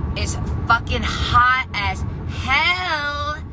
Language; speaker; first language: English; early bilingual, other home language; Korean